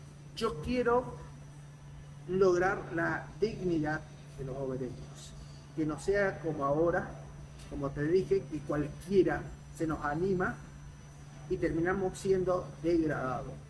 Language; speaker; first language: Spanish; native; Spanish